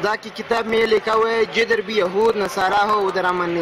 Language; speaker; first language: Hindi; non-native, local second language; Pashto